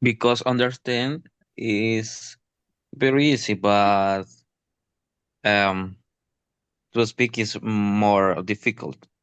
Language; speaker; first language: English; non-native, learner; Spanish